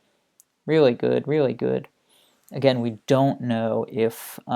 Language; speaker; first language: English; native; English